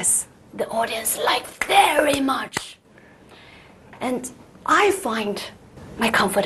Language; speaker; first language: English; non-native, learner; Chinese